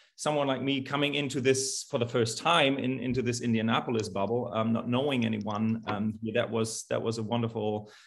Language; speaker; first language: English; non-native, fluent; German